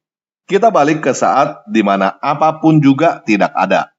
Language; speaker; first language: Indonesian; native; Indonesian